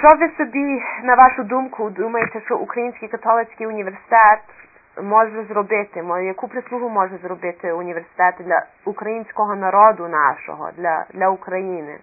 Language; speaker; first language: Ukrainian; early bilingual, heritage; Ukrainian